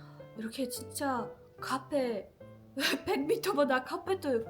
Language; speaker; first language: Korean; non-native, fluent; Russian